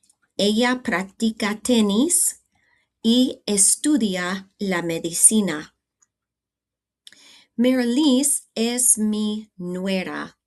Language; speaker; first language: Spanish; non-native, fluent; English